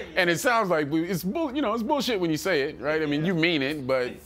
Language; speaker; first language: English; native; English